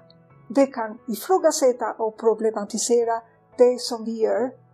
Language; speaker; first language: Swedish; non-native, fluent; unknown